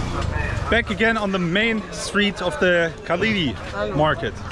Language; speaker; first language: English; non-native, fluent; Turkish